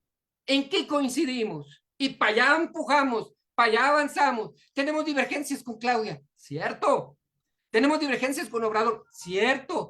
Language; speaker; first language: Spanish; native; Spanish